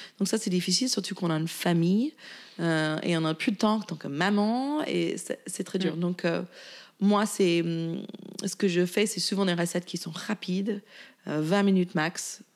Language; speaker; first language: French; non-native, fluent; English